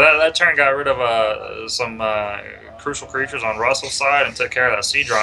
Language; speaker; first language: English; native; English